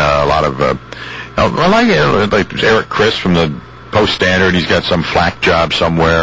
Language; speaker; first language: English; native; English